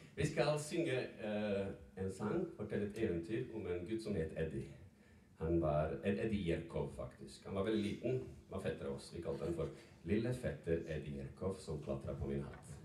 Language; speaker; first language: Norwegian; early bilingual, other home language; Serbian